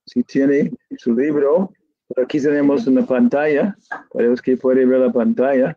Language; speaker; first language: Spanish; non-native, learner; English